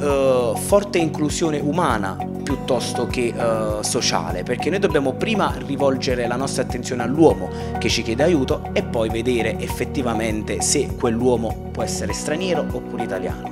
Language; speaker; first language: Italian; native; Italian